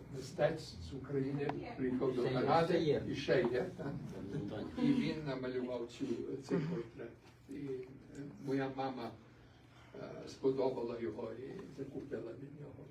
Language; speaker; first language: Ukrainian; early bilingual, other home language; English